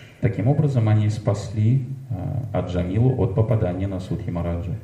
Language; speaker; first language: Russian; native; Russian